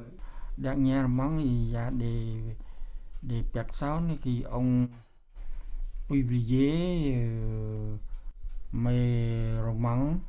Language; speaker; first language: French; non-native, local second language; Khmer